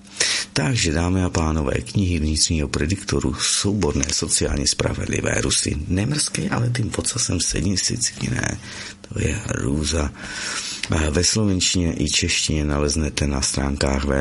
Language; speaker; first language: Czech; native; Czech